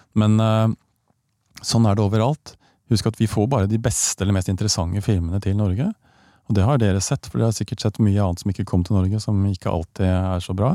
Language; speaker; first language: Norwegian; native; Norwegian